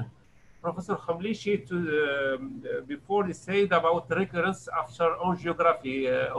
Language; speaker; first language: English; non-native, learner; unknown